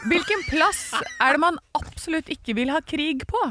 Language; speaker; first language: Norwegian; native; Norwegian